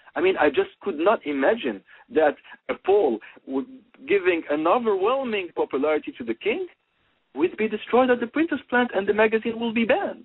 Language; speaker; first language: English; non-native, fluent; Arabic